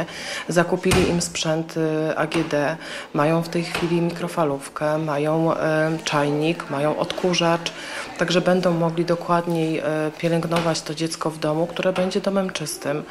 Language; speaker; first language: Polish; native; Polish